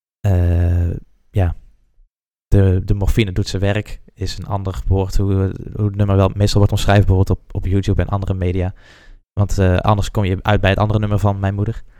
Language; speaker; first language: Dutch; native; Dutch